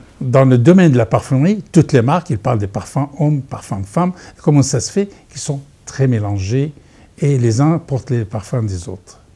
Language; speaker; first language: French; non-native, fluent; Arabic